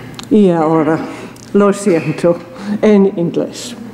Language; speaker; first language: Spanish; non-native, learner; English